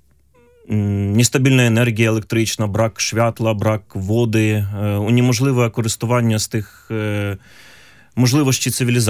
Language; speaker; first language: Polish; non-native, learner; Ukrainian